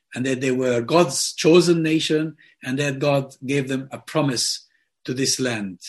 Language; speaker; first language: English; non-native, fluent; Arabic